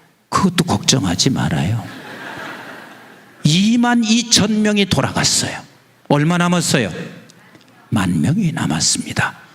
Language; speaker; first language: Korean; native; Korean